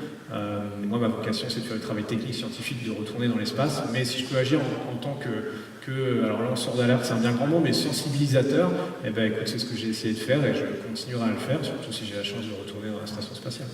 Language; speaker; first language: French; native; French